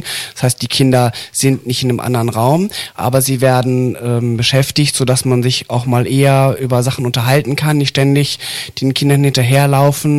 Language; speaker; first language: German; native; German